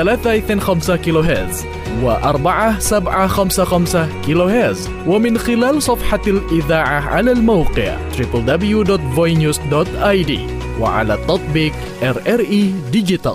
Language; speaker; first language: Arabic; non-native, fluent; Indonesian